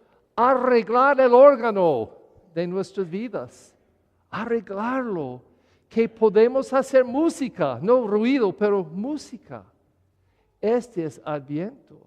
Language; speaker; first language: Spanish; non-native, learner; English